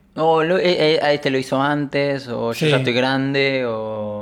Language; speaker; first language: Spanish; native; Spanish